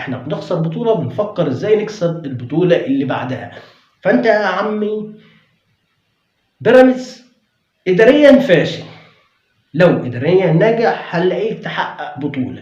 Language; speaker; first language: Arabic; native; Arabic